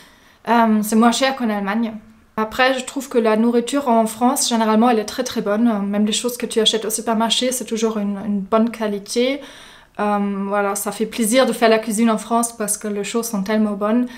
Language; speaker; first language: French; non-native, fluent; German